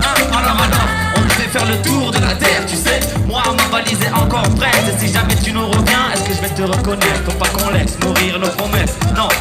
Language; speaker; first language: French; native; French